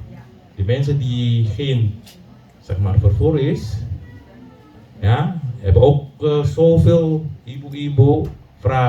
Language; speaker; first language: Dutch; non-native, learner; Indonesian